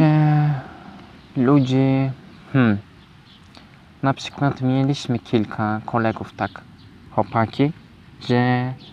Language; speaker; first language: Polish; non-native, learner; Turkish